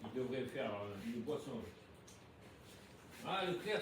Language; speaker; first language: French; native; French